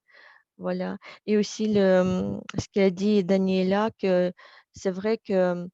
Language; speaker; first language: French; non-native, fluent; Russian